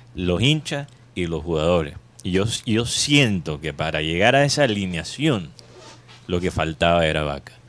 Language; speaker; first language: Spanish; native; Spanish